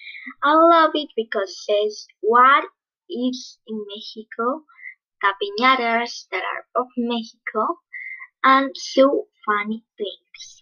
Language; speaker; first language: English; non-native, learner; Spanish